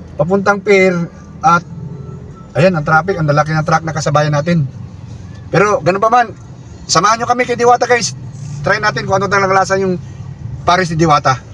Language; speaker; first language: Filipino; native; Filipino